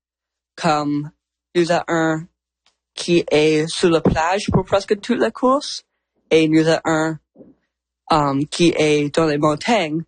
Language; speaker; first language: French; non-native, local second language; English